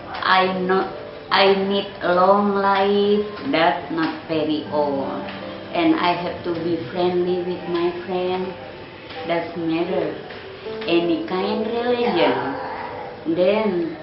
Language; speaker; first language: English; non-native, learner; Indonesian